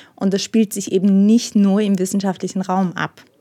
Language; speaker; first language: German; non-native, fluent; Ukrainian